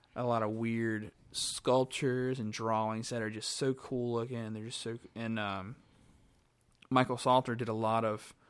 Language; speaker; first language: English; native; English